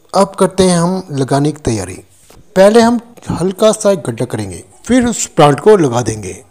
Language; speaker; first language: Hindi; non-native, local second language; Nepali